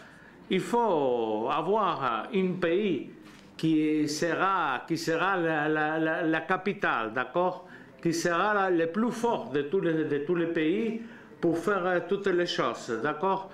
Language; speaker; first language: French; non-native, learner; Spanish